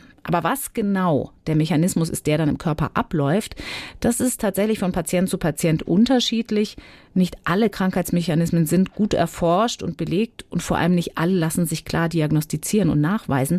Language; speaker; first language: German; native; German